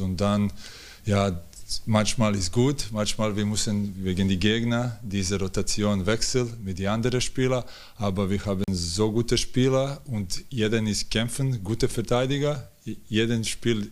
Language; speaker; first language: German; non-native, learner; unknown